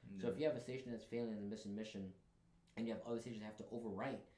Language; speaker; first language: English; native; English